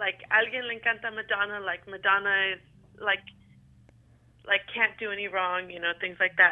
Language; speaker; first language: English; early bilingual, other home language; Spanish